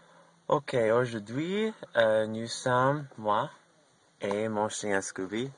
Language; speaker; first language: French; non-native, learner; English